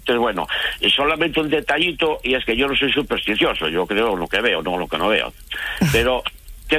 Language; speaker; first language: Spanish; native; Spanish